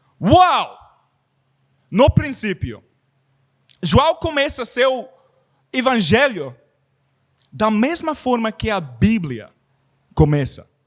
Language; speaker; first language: Portuguese; non-native, learner; English